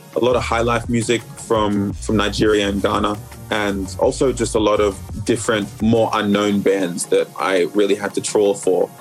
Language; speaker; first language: English; native; English